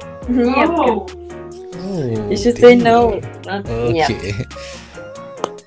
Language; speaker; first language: English; non-native, learner; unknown